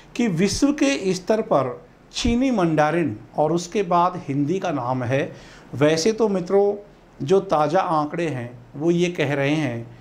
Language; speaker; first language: Hindi; native; Hindi